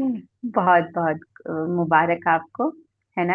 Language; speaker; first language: Hindi; native; Hindi